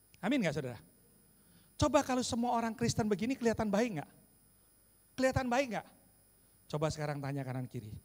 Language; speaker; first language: Indonesian; native; Indonesian